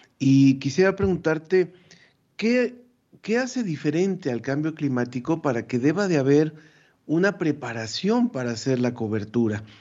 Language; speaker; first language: Spanish; native; Spanish